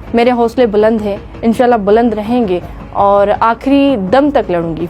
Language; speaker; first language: Urdu; non-native, local second language; Sindhi